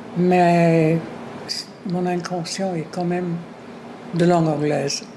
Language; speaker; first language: French; non-native, fluent; English